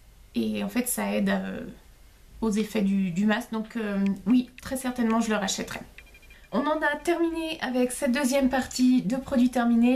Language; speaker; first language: French; native; French